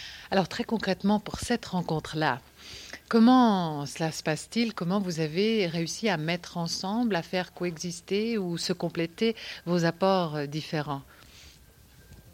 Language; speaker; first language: French; native; French